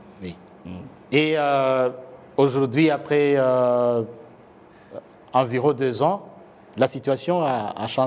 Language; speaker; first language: French; non-native, local second language; Kinyarwanda